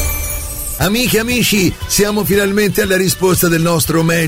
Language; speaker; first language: Italian; native; Italian